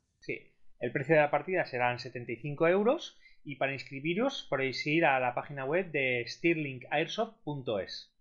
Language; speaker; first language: Spanish; native; Spanish